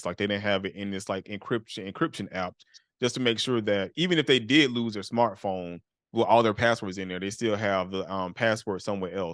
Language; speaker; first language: English; native; English